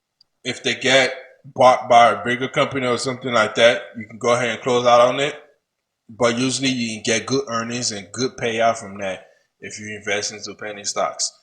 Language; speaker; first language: English; native; English